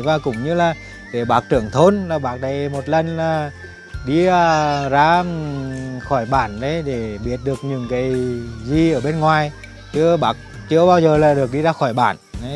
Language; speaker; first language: Vietnamese; native; Vietnamese